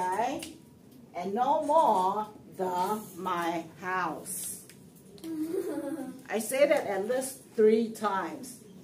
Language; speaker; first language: English; non-native, fluent; Chinese